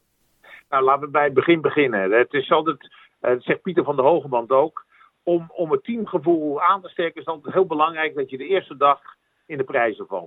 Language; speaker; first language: Dutch; native; Dutch